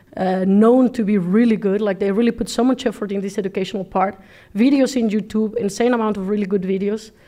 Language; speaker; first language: English; non-native, fluent; Spanish